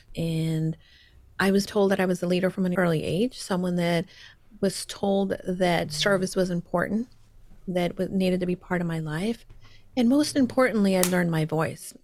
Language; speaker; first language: English; early bilingual, heritage; Spanish